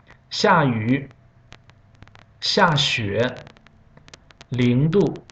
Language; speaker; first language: Chinese; non-native, fluent; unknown